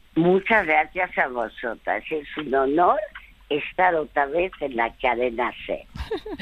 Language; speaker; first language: Spanish; early bilingual, other home language; French